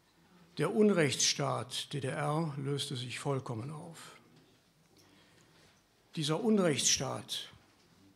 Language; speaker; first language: German; native; German